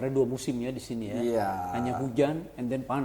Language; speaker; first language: Indonesian; native; Indonesian